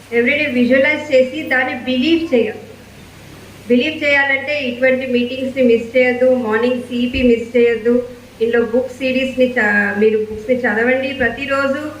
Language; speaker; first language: Telugu; native; Telugu